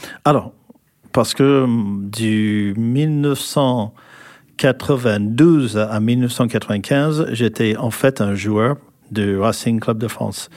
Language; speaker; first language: French; non-native, fluent; English